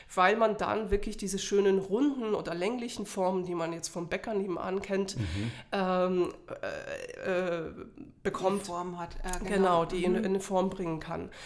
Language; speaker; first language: German; non-native, fluent; Polish